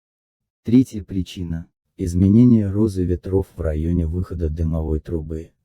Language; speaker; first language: Russian; native; Russian